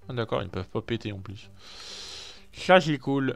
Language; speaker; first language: French; native; French